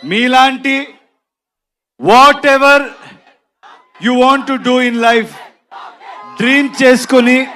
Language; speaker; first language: Telugu; non-native, local second language; Kannada